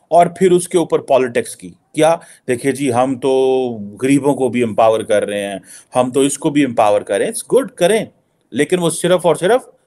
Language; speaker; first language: Urdu; native; Urdu